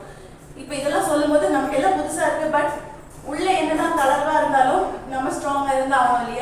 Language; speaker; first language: Tamil; native; Tamil